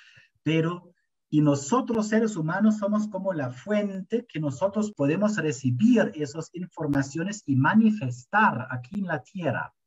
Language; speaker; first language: Spanish; non-native, fluent; German